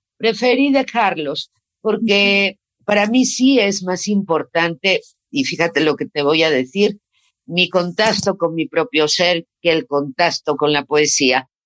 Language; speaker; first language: Spanish; native; Spanish